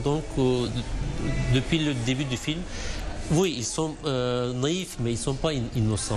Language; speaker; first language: French; non-native, fluent; Turkish